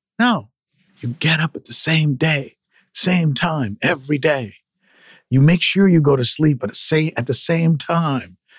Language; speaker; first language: English; early bilingual, other home language; Spanish